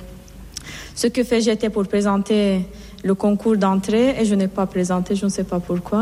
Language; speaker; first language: French; non-native, fluent; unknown